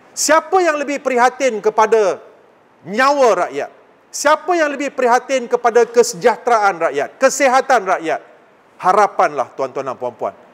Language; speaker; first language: Malay; non-native, local second language; Tamil